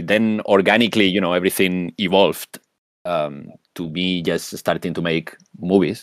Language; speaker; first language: English; non-native, fluent; Spanish